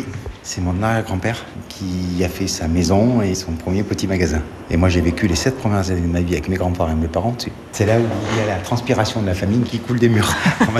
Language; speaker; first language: French; native; French